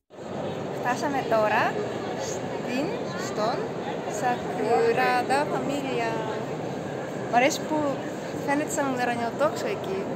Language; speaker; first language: Greek; non-native, fluent; Japanese